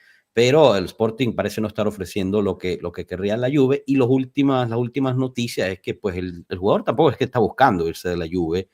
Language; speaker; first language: Spanish; native; Spanish